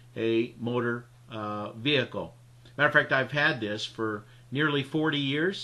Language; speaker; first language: English; native; English